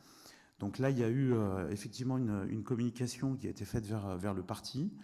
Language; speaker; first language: French; native; French